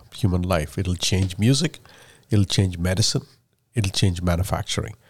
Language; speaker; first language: English; non-native, local second language; Malayalam